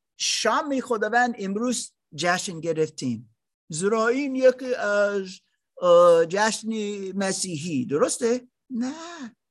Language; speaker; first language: Persian; non-native, learner; German